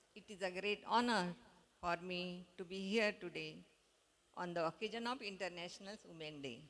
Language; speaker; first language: English; non-native, local second language; Marathi